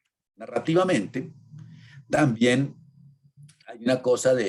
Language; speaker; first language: Spanish; native; Spanish